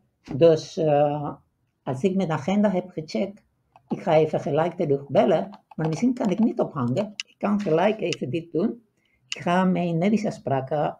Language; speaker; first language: Dutch; non-native, fluent; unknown